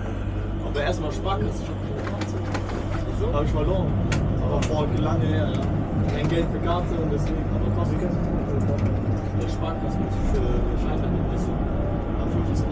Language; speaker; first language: German; non-native, learner; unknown